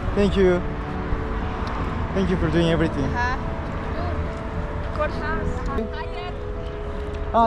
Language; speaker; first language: English; non-native, learner; Korean